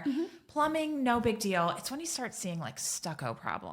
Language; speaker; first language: English; native; English